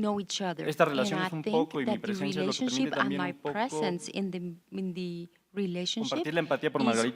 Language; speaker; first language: Spanish; native; Spanish